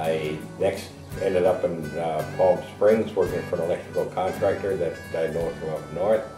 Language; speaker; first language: English; native; English